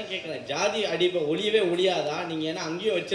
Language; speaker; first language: Tamil; native; Tamil